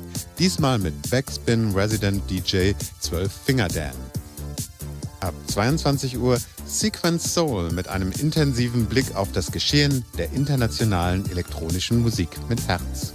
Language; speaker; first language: German; native; German